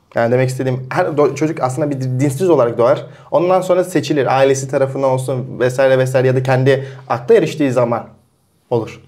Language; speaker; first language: Turkish; early bilingual, heritage; Turkish